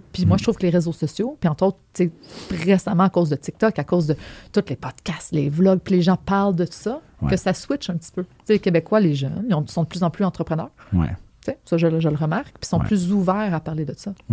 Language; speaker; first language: French; native; French